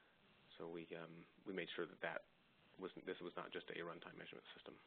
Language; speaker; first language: English; native; English